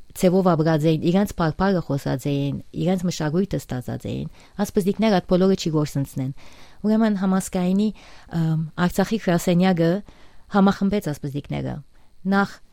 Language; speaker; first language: Armenian; early bilingual, heritage; Armenian